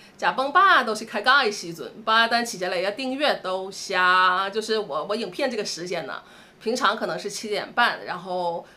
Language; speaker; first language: Chinese; native; Chinese